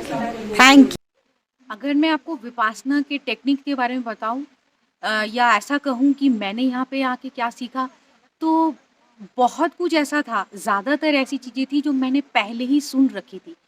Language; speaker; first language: Hindi; native; Hindi